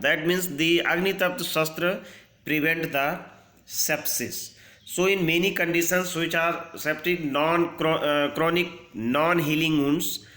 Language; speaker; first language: English; non-native, local second language; Hindi